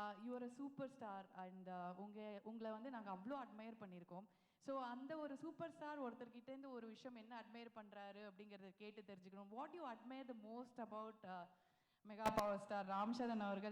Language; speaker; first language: Tamil; native; Tamil